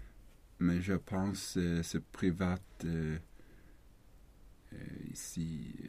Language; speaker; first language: French; non-native, learner; Swedish